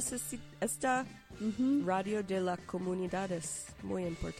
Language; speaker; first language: Spanish; non-native, learner; English